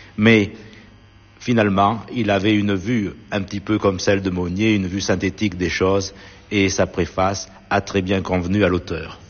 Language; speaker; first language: French; native; French